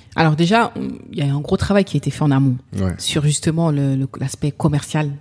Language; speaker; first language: French; native; French